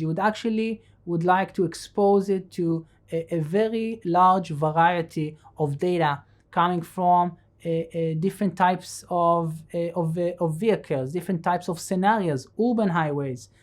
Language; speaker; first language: English; non-native, fluent; Hebrew